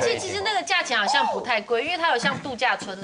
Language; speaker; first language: Chinese; native; Chinese